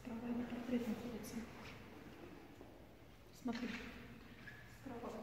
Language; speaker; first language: Russian; native; Russian